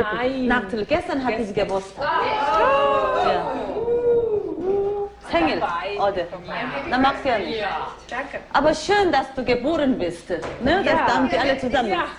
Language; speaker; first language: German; non-native, fluent; Korean